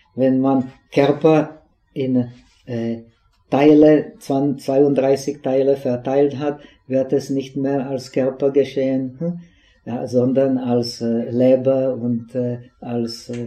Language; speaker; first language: German; non-native, fluent; Czech